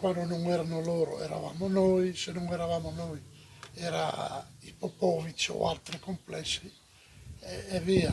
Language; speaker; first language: Italian; non-native, local second language; Friulian